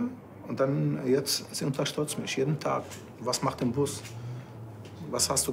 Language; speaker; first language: German; non-native, fluent; Arabic